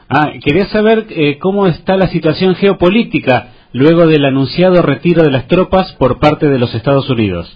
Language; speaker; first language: Spanish; native; Spanish